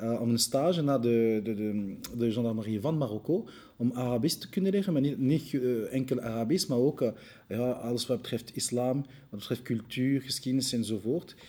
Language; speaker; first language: Dutch; non-native, local second language; French